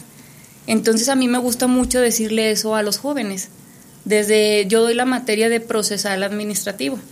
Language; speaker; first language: Spanish; native; Spanish